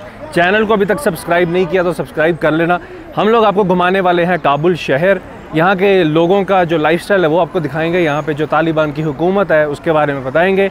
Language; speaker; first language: Hindi; native; Hindi